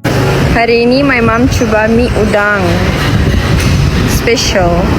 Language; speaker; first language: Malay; non-native, learner; Russian